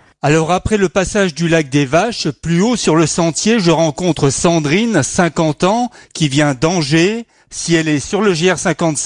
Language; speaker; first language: French; native; French